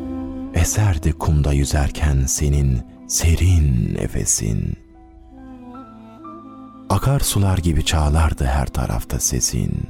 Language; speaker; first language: Turkish; native; Turkish